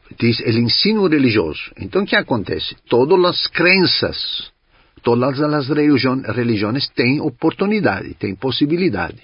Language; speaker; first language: Spanish; non-native, learner; Greek